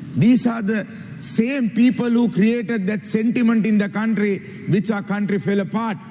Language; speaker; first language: English; non-native, local second language; Sinhala